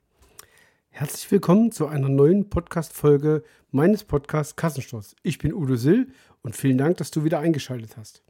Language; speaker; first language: German; native; German